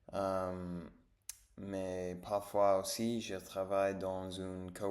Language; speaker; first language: French; non-native, learner; English